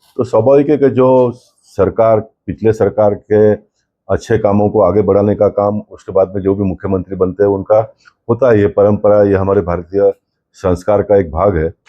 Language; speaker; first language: Hindi; non-native, local second language; Kannada